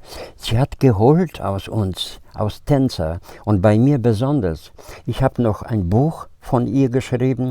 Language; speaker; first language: German; non-native, fluent; Polish